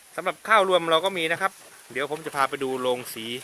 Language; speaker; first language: Thai; native; Thai